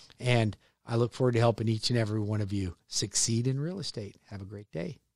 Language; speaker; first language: English; native; English